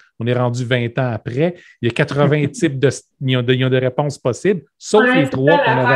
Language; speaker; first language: French; native; French